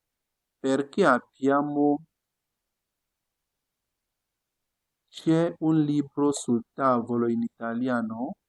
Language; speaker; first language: Italian; non-native, fluent; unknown